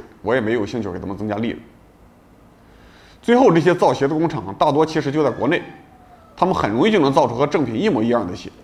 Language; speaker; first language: Chinese; native; Chinese